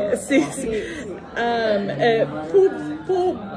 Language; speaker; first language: Italian; non-native, learner; English